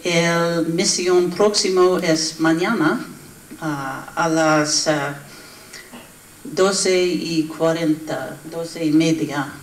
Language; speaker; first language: Spanish; non-native, learner; English